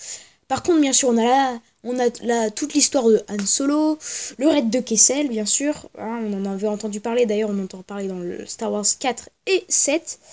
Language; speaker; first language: French; native; French